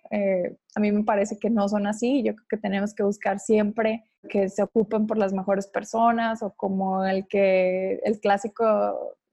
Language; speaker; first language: Spanish; native; Spanish